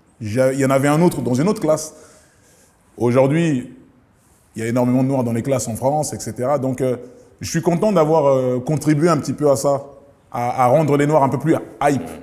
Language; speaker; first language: French; early bilingual, other home language; Lingala